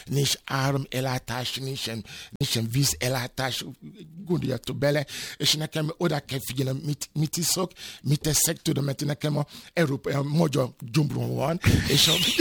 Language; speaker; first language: Hungarian; non-native, fluent; Yoruba